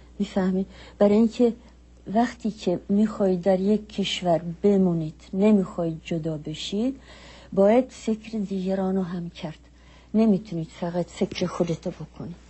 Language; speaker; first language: Persian; non-native, fluent; Czech